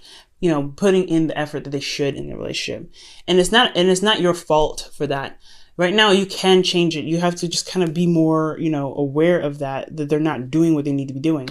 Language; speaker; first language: English; native; English